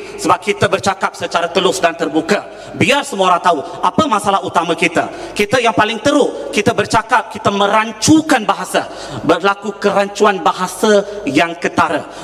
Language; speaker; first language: Malay; non-native, local second language; Tamil